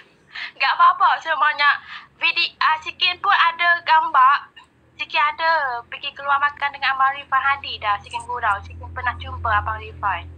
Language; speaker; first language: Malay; non-native, learner; Vietnamese